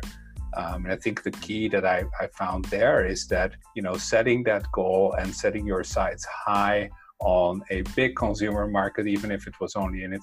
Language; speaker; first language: English; non-native, fluent; Dutch